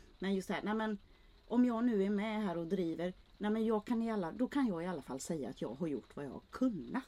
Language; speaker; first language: Swedish; native; Swedish